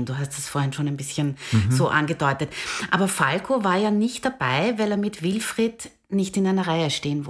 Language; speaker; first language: German; native; German